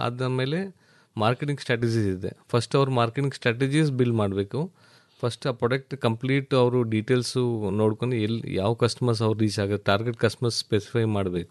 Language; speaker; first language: Kannada; non-native, learner; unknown